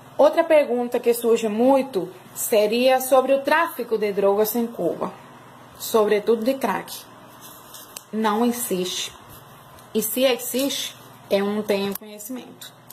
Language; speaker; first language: Portuguese; non-native, fluent; Spanish